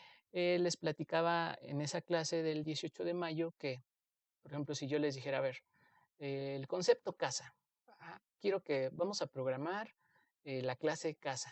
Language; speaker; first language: Spanish; native; Spanish